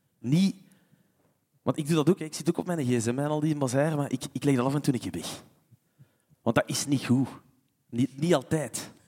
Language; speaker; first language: Dutch; native; Dutch